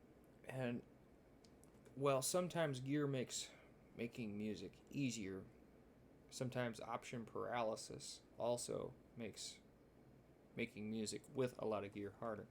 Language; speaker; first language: English; native; English